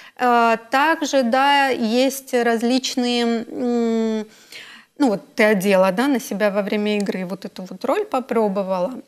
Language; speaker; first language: Russian; native; Russian